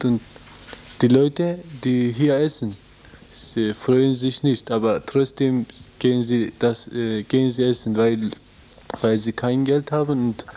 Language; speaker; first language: German; non-native, learner; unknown